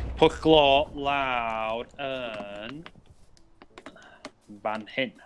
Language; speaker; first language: Welsh; native; Welsh